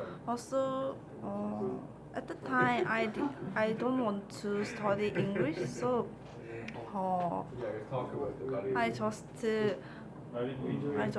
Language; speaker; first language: English; non-native, learner; Korean